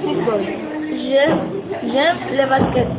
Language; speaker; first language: French; non-native, learner; Spanish